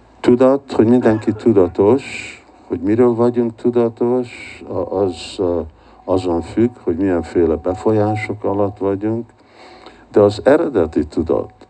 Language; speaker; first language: Hungarian; early bilingual, heritage; Hungarian